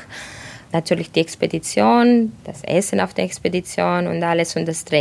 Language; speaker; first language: German; non-native, fluent; Romanian